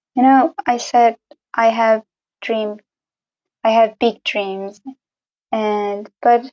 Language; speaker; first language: English; non-native, fluent; Persian